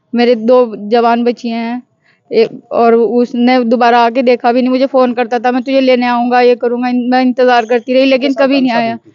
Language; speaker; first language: Hindi; native; Hindi